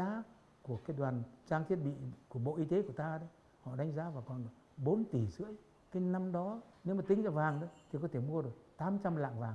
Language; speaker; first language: Vietnamese; native; Vietnamese